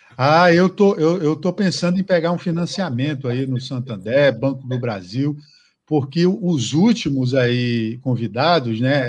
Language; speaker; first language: Portuguese; native; Portuguese